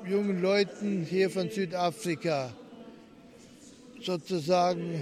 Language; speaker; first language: German; early bilingual, heritage; German